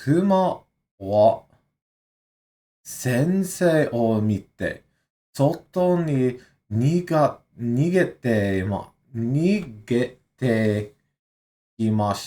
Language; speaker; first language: Japanese; non-native, learner; English